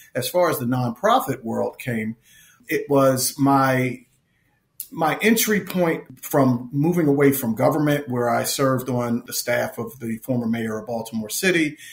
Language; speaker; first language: English; native; English